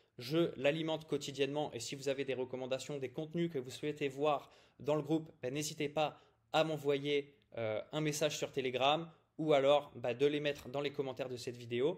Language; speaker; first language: French; native; French